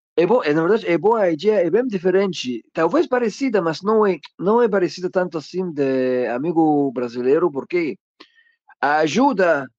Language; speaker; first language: Portuguese; non-native, learner; Arabic